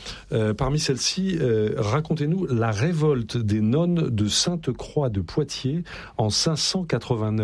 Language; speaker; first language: French; native; French